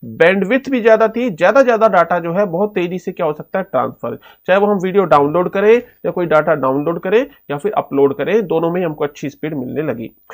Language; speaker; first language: Hindi; native; Hindi